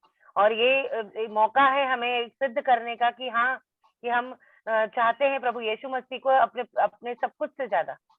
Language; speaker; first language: Hindi; native; Hindi